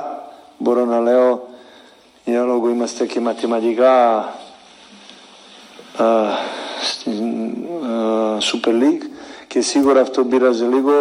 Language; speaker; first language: Greek; non-native, fluent; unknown